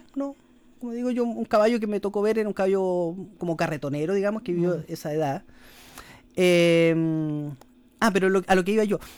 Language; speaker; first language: Spanish; native; Spanish